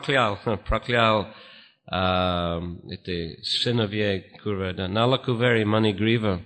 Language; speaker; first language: Russian; non-native, fluent; English